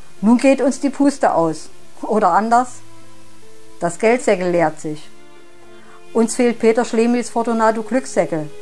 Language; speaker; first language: German; native; German